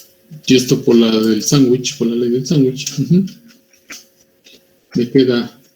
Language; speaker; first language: Spanish; native; Spanish